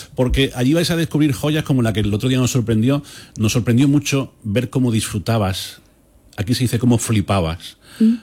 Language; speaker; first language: Spanish; native; Spanish